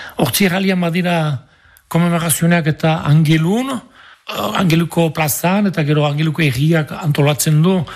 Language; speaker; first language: Basque; native; Basque